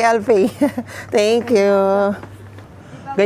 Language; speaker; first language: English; non-native, local second language; Filipino